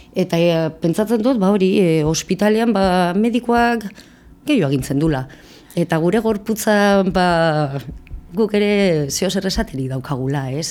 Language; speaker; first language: Basque; native; Basque